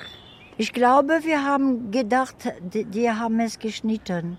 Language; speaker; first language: German; non-native, fluent; French